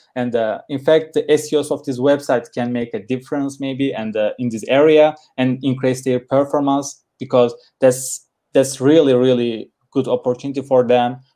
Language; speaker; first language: English; non-native, learner; Turkish